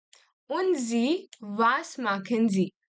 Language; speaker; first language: German; non-native, learner; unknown